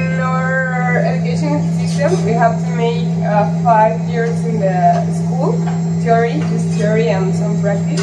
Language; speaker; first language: English; non-native, learner; Spanish